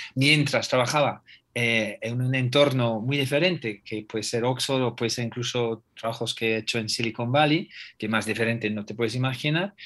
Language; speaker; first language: Spanish; non-native, fluent; English